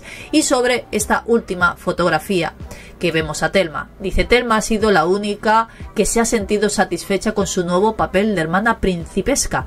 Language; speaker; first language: Spanish; native; Spanish